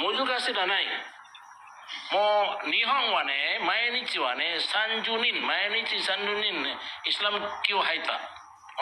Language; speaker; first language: Japanese; non-native, learner; Indonesian